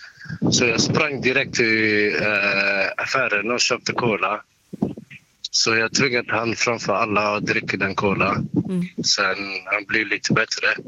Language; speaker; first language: Swedish; non-native, learner; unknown